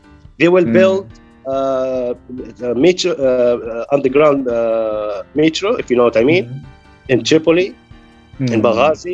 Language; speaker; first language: English; non-native, fluent; Arabic